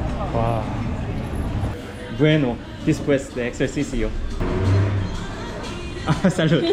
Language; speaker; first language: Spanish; non-native, learner; Korean